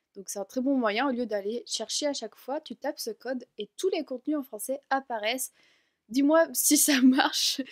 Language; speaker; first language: French; native; French